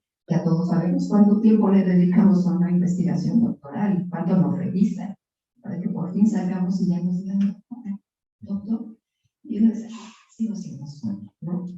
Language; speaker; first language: Spanish; native; Spanish